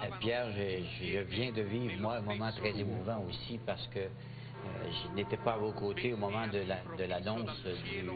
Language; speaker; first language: French; native; French